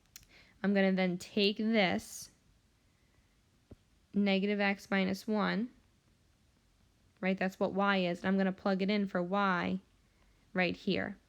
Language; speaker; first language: English; native; English